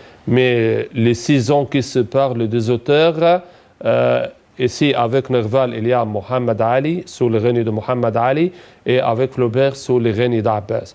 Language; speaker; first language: French; non-native, fluent; Arabic